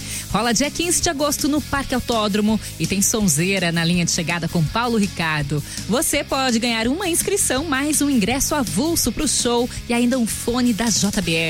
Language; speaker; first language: Portuguese; native; Portuguese